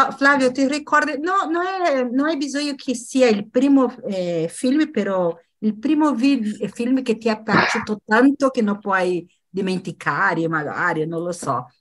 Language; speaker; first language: Italian; non-native, fluent; Portuguese